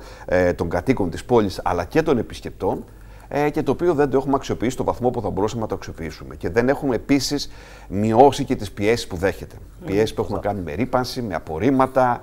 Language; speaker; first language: Greek; native; Greek